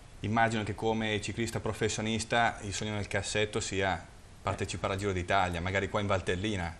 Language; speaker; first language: Italian; native; Italian